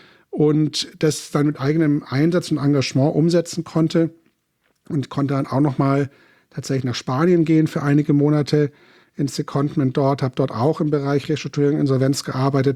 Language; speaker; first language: German; native; German